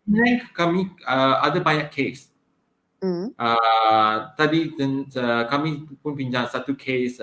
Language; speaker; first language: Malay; non-native, local second language; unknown